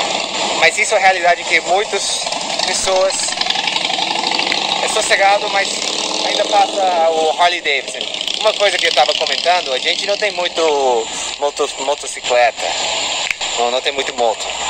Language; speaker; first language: Portuguese; non-native, fluent; English